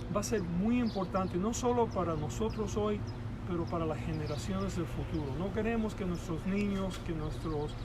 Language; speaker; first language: Spanish; native; Spanish